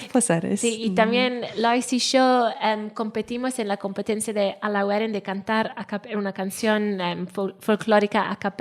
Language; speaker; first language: Spanish; non-native, learner; Welsh